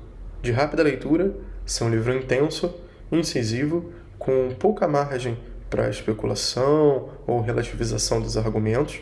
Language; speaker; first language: Portuguese; native; Portuguese